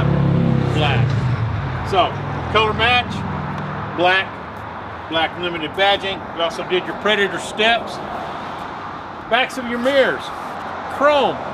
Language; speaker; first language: English; native; English